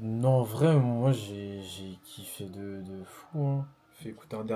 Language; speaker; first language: French; native; French